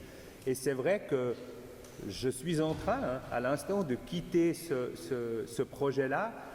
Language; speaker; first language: French; native; French